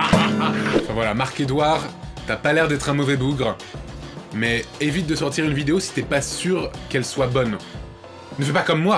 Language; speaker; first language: French; native; French